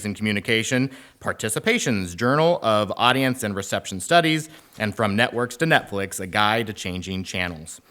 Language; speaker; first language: English; native; English